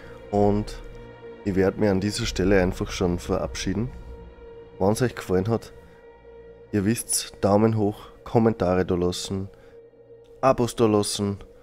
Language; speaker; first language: German; native; German